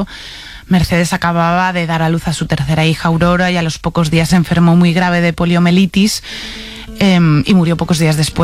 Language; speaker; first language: Spanish; native; Spanish